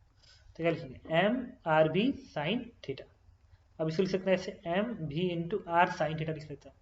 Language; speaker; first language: Hindi; native; Hindi